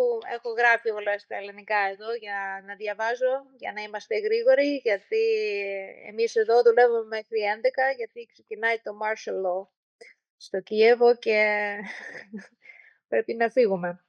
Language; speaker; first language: Greek; non-native, learner; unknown